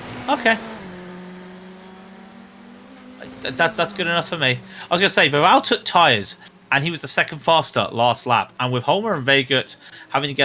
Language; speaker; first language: English; native; English